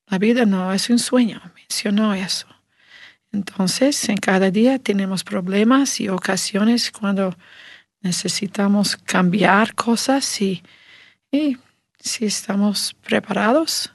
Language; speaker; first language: Spanish; non-native, learner; English